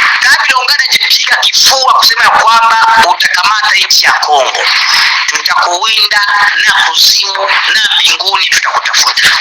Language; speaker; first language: Swahili; native; Swahili